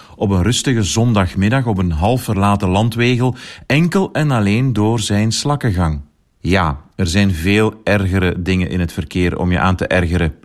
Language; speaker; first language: Dutch; native; Dutch